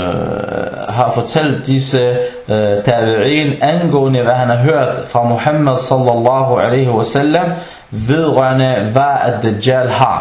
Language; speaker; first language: Danish; early bilingual, other home language; Arabic